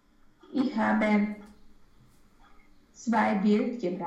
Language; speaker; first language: German; non-native, learner; Romanian